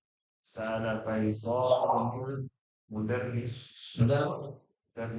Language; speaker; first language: Arabic; non-native, learner; Indonesian